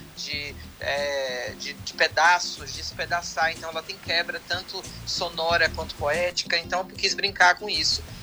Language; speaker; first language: Portuguese; native; Portuguese